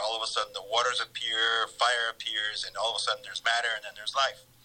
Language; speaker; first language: English; early bilingual, other home language; Spanish